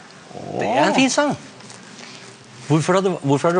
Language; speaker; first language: Norwegian; native; Norwegian